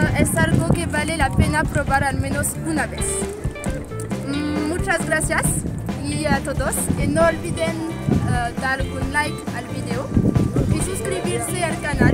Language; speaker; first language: Spanish; non-native, fluent; French